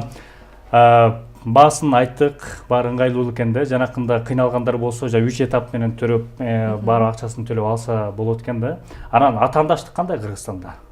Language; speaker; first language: Kyrgyz; native; Kyrgyz